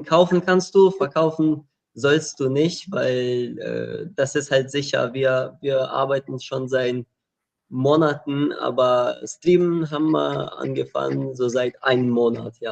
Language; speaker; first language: German; non-native, fluent; Ukrainian